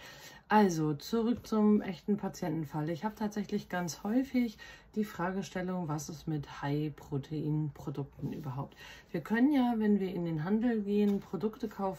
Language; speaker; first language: German; native; German